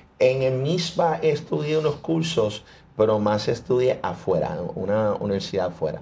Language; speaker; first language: Spanish; early bilingual, heritage; Spanish